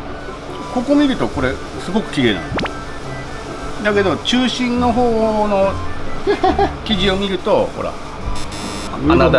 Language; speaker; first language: Japanese; native; Japanese